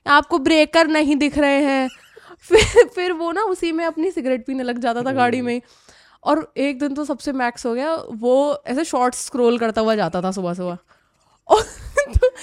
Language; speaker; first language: Hindi; native; Hindi